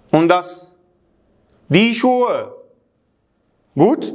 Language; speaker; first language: German; non-native, fluent; Arabic